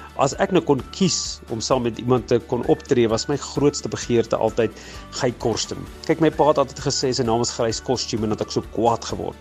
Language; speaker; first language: Afrikaans; native; Afrikaans